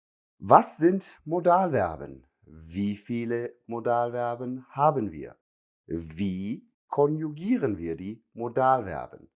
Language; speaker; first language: German; non-native, fluent; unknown